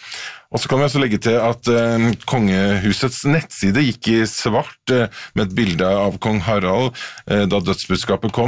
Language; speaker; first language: Norwegian; native; Norwegian